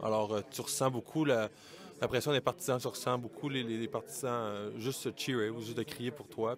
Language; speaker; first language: French; native; French